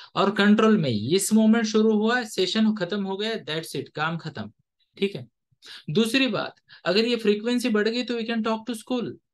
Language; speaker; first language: Hindi; non-native, local second language; Marathi